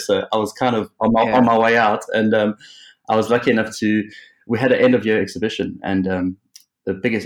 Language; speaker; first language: English; native; English